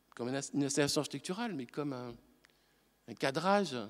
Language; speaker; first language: French; native; French